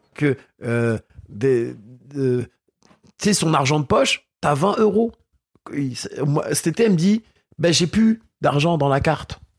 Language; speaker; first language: French; early bilingual, other home language; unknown